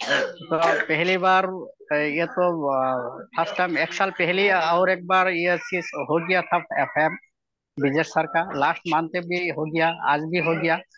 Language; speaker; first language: Hindi; non-native, local second language; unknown